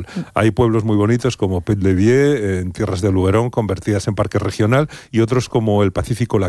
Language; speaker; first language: Spanish; native; Spanish